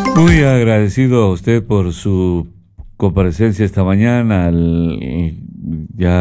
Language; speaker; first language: Spanish; native; Spanish